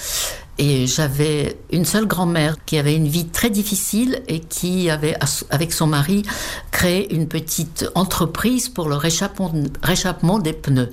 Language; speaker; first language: French; non-native, fluent; Czech